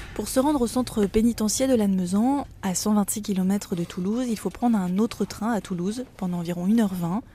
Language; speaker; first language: French; native; French